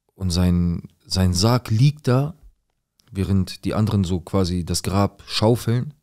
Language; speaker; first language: German; native; German